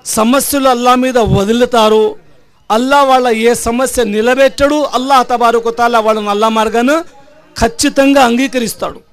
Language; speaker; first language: Telugu; non-native, local second language; Urdu